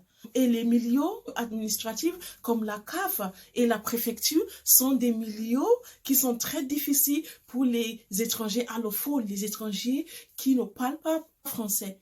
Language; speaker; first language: French; non-native, fluent; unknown